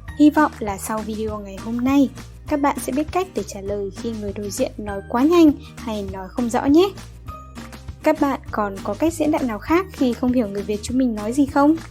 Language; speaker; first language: Vietnamese; native; Vietnamese